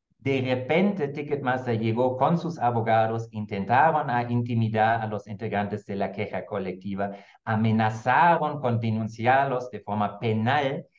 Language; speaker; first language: Spanish; non-native, fluent; German